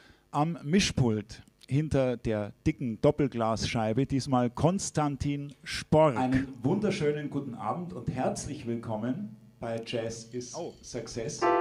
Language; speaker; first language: German; native; German